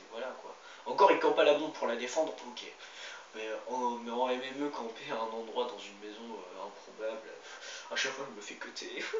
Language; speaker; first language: French; native; French